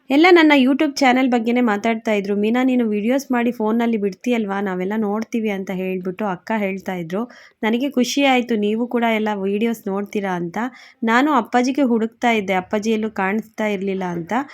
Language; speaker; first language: Kannada; non-native, local second language; Lambadi